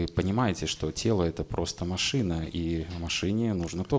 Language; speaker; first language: Russian; native; Russian